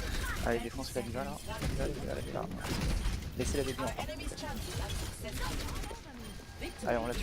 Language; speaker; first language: French; native; French